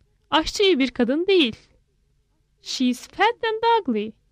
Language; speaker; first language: Turkish; native; Turkish